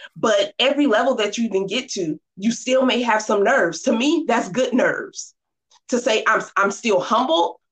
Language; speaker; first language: English; native; English